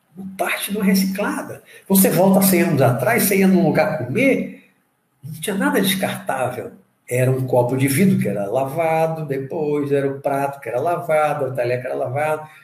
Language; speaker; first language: Portuguese; native; Portuguese